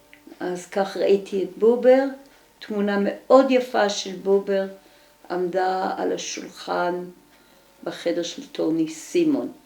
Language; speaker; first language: Hebrew; early bilingual, other home language; Dutch